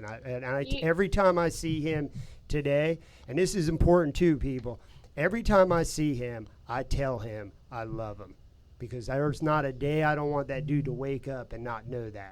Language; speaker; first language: English; native; English